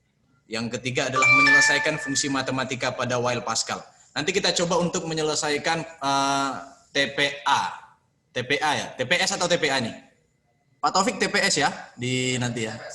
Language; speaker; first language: Indonesian; native; Indonesian